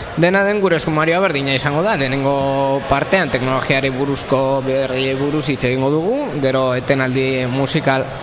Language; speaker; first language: Basque; non-native, local second language; Spanish